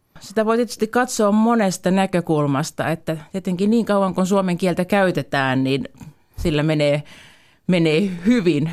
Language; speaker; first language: Finnish; native; Finnish